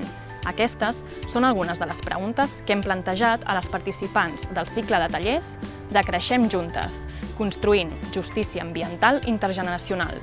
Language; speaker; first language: Catalan; native; Catalan